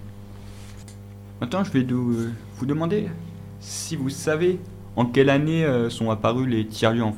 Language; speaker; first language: French; native; French